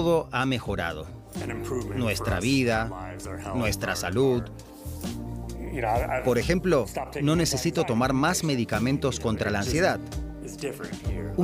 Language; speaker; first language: Spanish; non-native, fluent; English